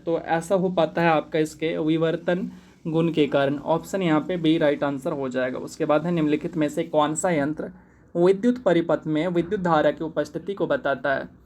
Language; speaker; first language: Hindi; native; Hindi